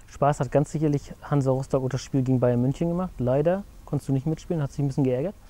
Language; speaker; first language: German; native; German